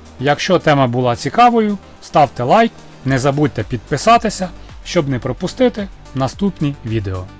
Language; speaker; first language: Ukrainian; native; Ukrainian